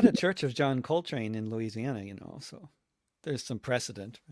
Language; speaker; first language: English; native; English